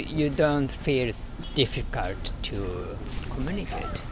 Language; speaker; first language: English; non-native, learner; Japanese